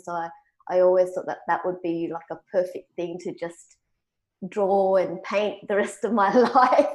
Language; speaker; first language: English; native; English